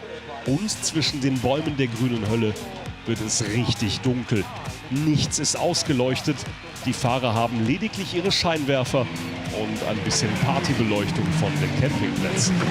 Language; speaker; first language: German; native; German